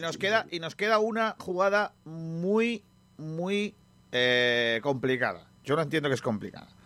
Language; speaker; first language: Spanish; native; Spanish